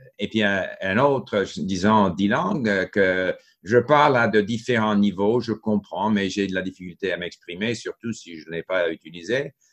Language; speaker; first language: French; non-native, local second language; English